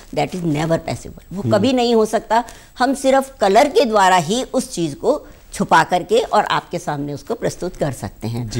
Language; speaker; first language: Hindi; native; Hindi